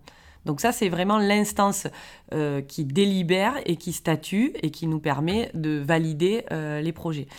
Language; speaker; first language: French; native; French